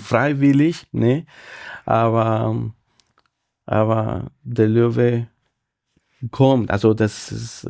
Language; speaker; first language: German; non-native, fluent; Spanish